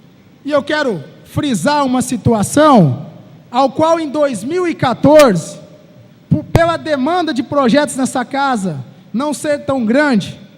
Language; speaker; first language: Portuguese; native; Portuguese